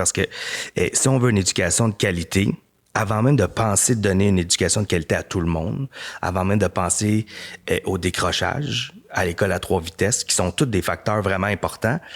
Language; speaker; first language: French; native; French